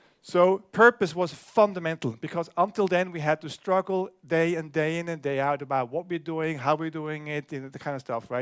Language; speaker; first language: English; non-native, fluent; German